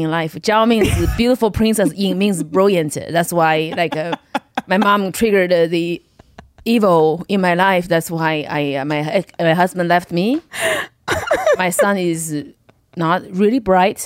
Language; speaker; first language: English; non-native, fluent; Chinese